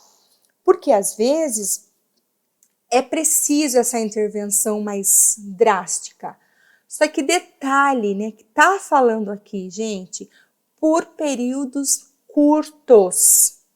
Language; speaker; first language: Portuguese; native; Portuguese